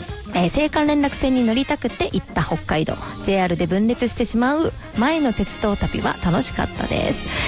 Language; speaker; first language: Japanese; native; Japanese